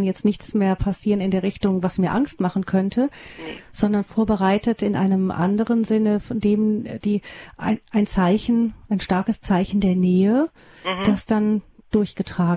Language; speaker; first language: German; native; German